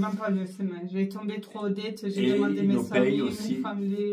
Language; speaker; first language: French; non-native, learner; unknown